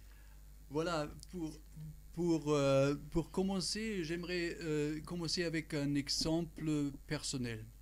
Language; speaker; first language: French; non-native, fluent; German